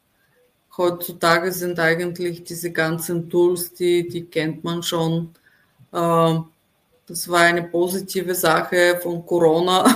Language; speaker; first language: German; non-native, fluent; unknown